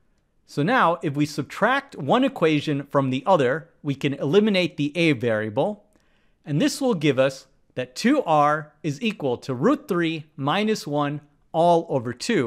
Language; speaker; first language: English; native; English